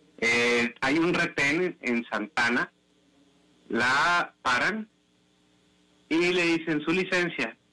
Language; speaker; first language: Spanish; native; Spanish